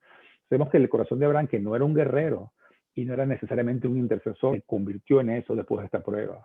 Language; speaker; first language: Spanish; native; Spanish